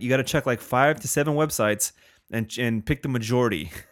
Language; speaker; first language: English; native; English